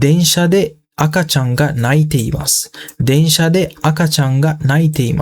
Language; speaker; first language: Japanese; non-native, fluent; Sinhala